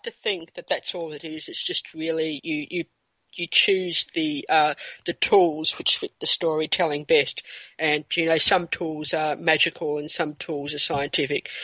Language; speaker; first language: English; native; English